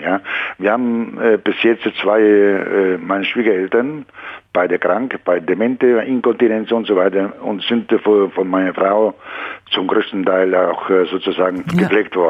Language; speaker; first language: German; non-native, fluent; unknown